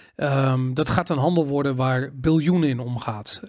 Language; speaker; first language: Dutch; native; Dutch